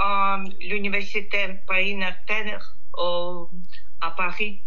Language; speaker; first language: French; non-native, learner; Russian